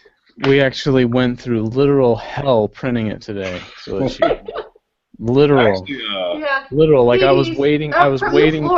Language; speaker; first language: English; native; English